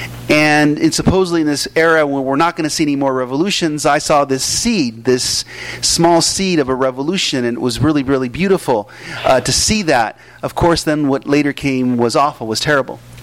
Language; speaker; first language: English; early bilingual, other home language; Spanish